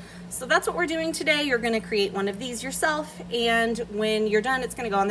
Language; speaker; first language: English; native; English